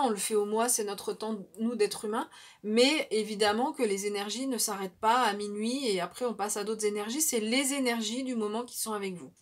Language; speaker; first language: French; native; French